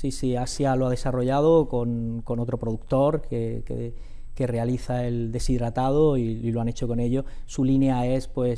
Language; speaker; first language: Spanish; native; Spanish